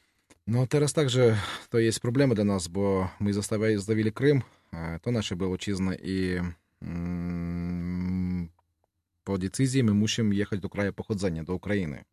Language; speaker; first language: Polish; non-native, learner; Russian